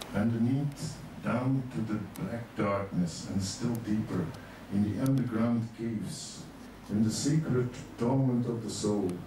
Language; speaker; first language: English; non-native, fluent; Dutch